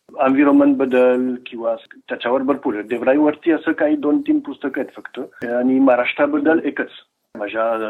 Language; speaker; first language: Marathi; non-native, fluent; French